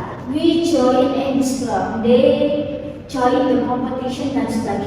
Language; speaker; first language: English; non-native, learner; Indonesian